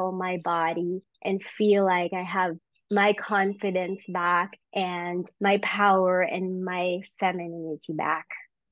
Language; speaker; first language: English; non-native, local second language; Filipino